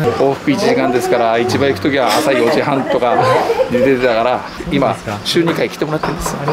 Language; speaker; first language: Japanese; native; Japanese